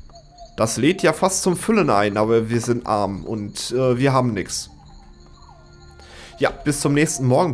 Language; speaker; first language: German; native; German